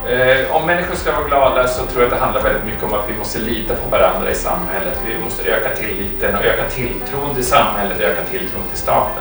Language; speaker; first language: Swedish; native; Swedish